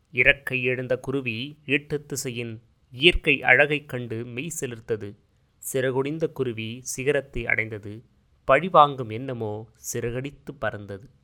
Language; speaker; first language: Tamil; native; Tamil